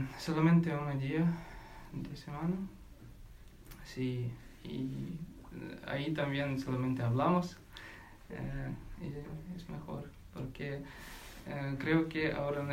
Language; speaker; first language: Spanish; non-native, learner; Ukrainian